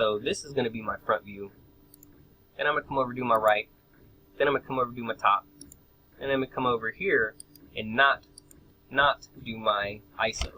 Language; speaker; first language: English; native; English